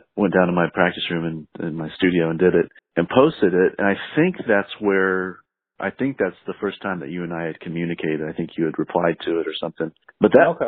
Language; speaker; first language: English; native; English